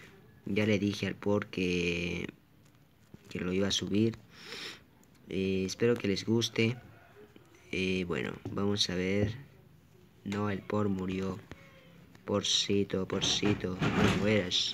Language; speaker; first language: Spanish; native; Spanish